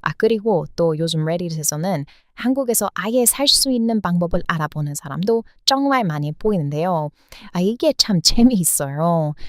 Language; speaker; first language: Korean; non-native, fluent; English